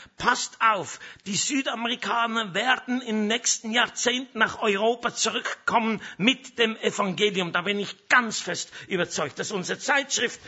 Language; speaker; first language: German; native; German